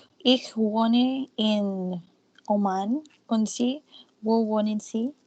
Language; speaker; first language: German; non-native, learner; Filipino